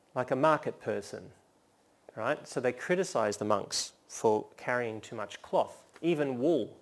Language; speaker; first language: English; native; English